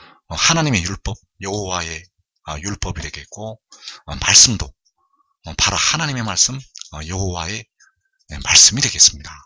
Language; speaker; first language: Korean; native; Korean